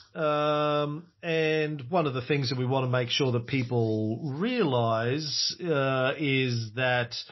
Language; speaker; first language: English; native; English